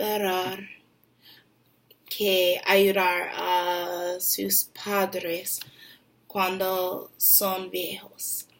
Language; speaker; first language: Spanish; non-native, learner; English